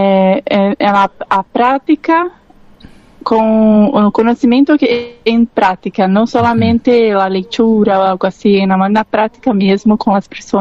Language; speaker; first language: Spanish; non-native, learner; Portuguese